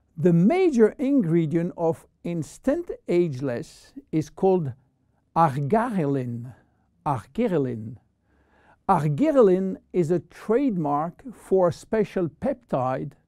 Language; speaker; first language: English; non-native, fluent; French